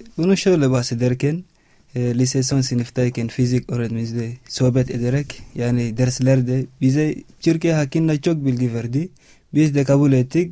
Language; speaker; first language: Turkish; non-native, learner; Arabic